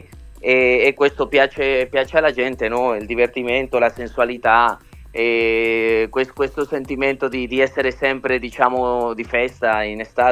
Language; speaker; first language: Italian; early bilingual, other home language; Spanish